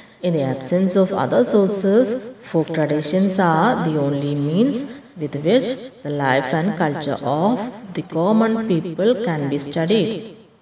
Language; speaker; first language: English; non-native, local second language; Malayalam